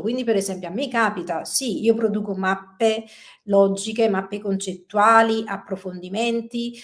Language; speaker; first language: Italian; native; Italian